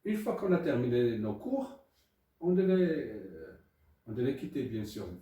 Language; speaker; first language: French; non-native, local second language; Arabic